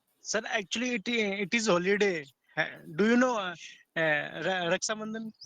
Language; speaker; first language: English; non-native, learner; Hindi